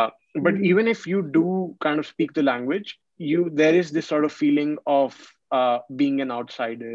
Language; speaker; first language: English; non-native, local second language; Hindi